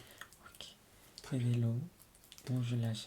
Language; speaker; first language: French; non-native, fluent; Spanish